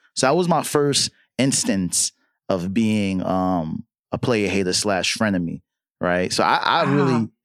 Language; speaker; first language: English; native; English